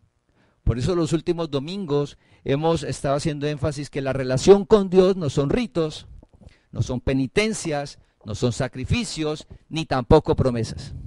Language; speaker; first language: Spanish; native; Spanish